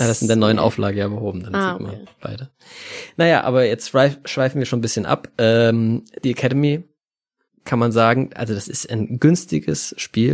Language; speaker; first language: German; native; German